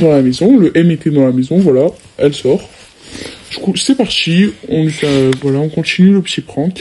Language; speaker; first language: French; native; French